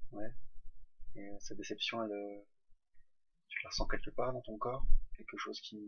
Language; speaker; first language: French; native; French